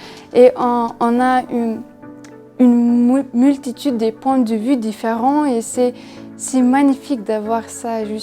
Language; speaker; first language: French; non-native, fluent; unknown